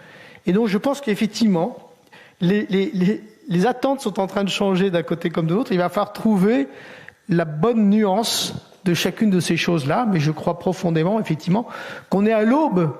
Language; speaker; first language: French; native; French